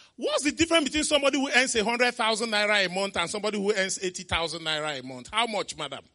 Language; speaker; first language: English; non-native, local second language; Igbo